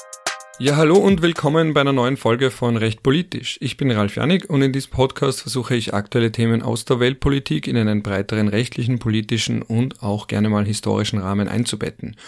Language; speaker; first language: German; native; German